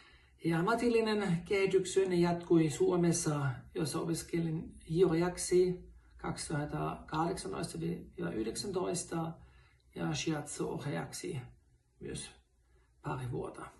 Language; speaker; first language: Finnish; non-native, fluent; German